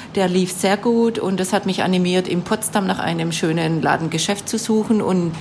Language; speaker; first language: German; native; German